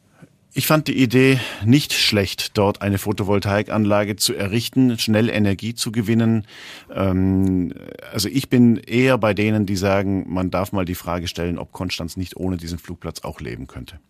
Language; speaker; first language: German; native; German